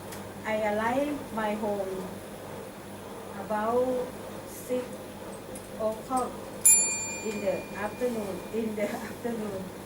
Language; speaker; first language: English; non-native, learner; Thai